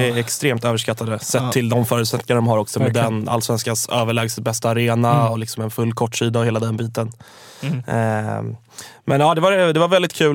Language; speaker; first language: Swedish; native; Swedish